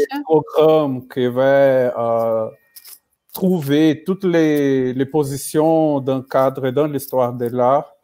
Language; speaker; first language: French; non-native, learner; Portuguese